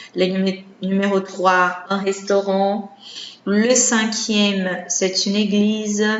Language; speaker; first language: French; non-native, fluent; Portuguese